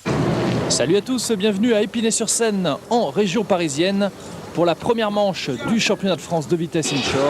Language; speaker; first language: French; native; French